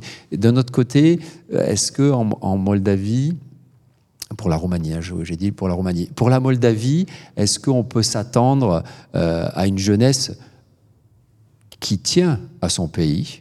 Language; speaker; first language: French; native; French